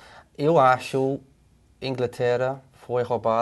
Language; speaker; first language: Portuguese; non-native, learner; English